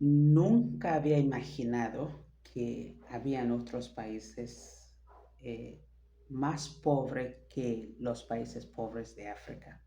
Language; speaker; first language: Spanish; non-native, fluent; French